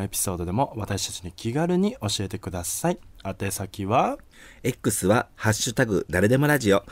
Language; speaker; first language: Japanese; native; Japanese